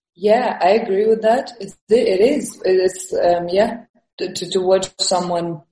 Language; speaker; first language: English; early bilingual, other home language; Estonian